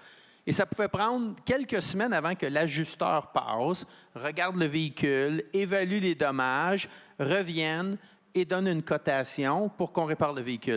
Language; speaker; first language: French; native; French